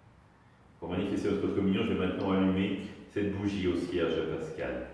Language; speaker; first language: French; native; French